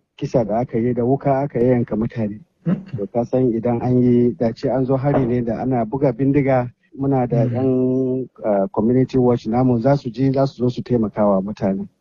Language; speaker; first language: Hausa; non-native, local second language; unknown